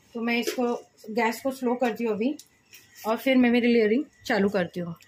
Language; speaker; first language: Hindi; native; Hindi